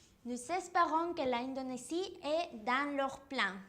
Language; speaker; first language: French; non-native, learner; Spanish